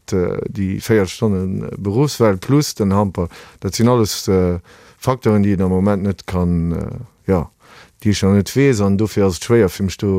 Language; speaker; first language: Luxembourgish; native; Luxembourgish